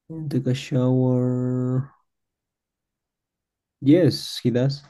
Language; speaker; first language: English; non-native, learner; Spanish